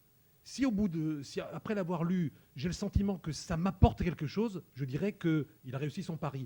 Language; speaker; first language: French; native; French